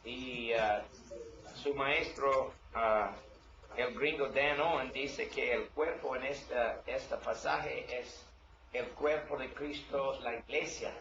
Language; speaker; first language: Spanish; non-native, learner; English